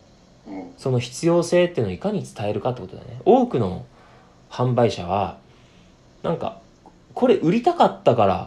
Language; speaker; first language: Japanese; native; Japanese